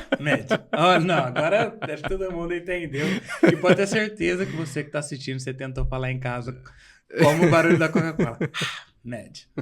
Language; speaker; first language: Portuguese; native; Portuguese